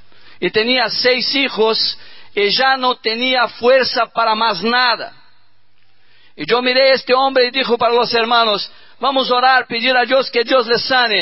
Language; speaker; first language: Spanish; non-native, learner; Portuguese